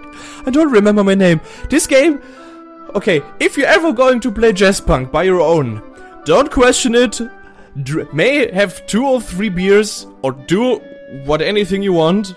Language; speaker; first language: English; non-native, fluent; German